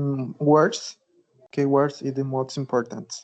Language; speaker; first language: English; non-native, learner; Spanish